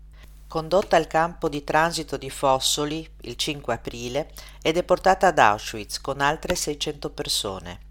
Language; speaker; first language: Italian; native; Italian